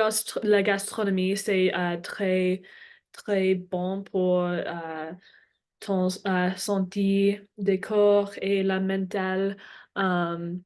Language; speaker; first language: French; non-native, learner; English